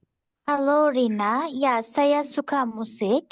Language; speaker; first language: Indonesian; non-native, learner; Turkish